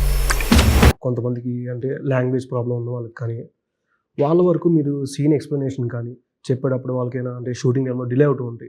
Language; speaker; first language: Telugu; native; Telugu